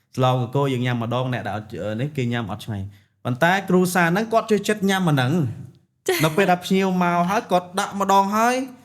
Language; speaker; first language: Khmer; non-native, local second language; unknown